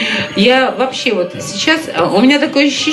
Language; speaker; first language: Russian; native; Russian